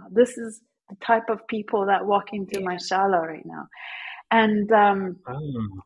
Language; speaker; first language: English; early bilingual, other home language; Persian